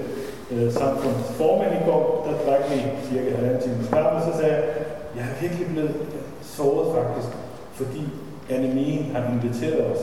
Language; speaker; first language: Danish; non-native, fluent; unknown